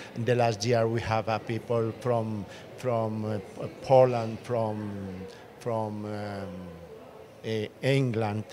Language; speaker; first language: English; non-native, learner; Spanish